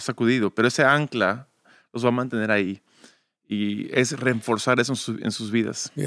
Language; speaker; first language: Spanish; early bilingual, other home language; English